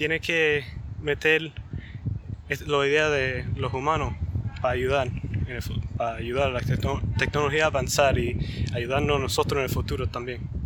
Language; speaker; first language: Spanish; early bilingual, heritage; Spanish